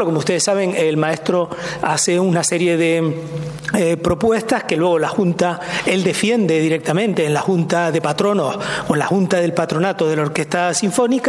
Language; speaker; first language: Spanish; native; Spanish